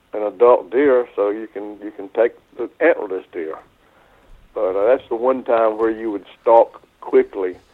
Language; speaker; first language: English; native; English